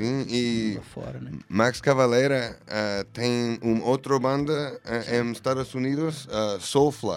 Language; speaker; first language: Portuguese; non-native, learner; English